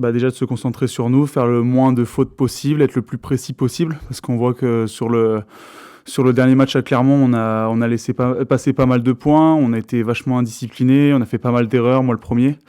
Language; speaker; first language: French; native; French